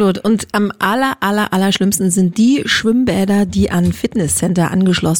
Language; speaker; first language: German; native; German